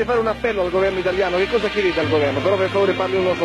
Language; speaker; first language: Italian; native; Italian